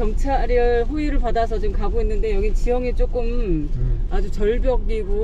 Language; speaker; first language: Korean; native; Korean